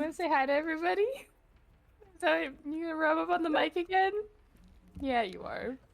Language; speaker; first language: English; native; English